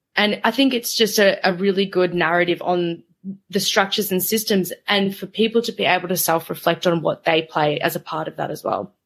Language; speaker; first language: English; native; English